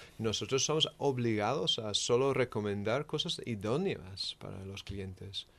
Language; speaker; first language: Spanish; non-native, fluent; English